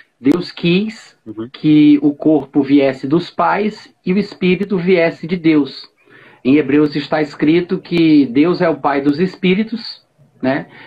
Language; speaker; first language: Portuguese; native; Portuguese